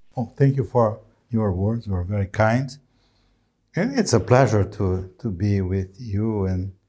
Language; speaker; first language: English; non-native, fluent; Portuguese